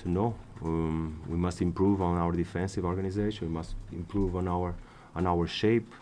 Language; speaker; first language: English; non-native, fluent; Portuguese